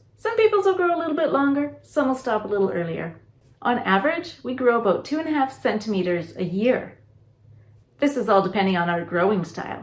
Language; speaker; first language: English; native; English